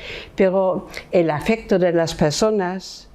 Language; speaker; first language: Spanish; non-native, fluent; German